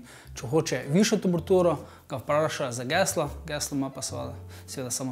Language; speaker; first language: Slovenian; native; Slovenian